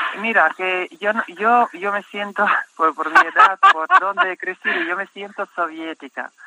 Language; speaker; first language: Spanish; non-native, fluent; Russian